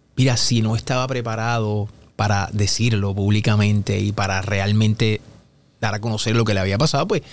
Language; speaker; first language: Spanish; native; Spanish